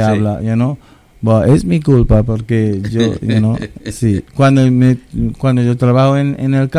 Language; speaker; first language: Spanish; early bilingual, heritage; English